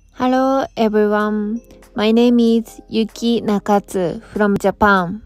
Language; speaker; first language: English; non-native, learner; Japanese